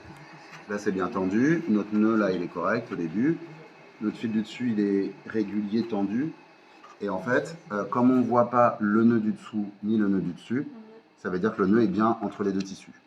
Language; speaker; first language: French; native; French